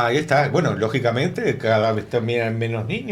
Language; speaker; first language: Spanish; native; Spanish